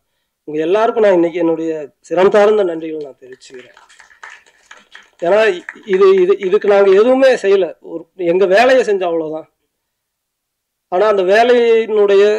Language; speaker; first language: Tamil; native; Tamil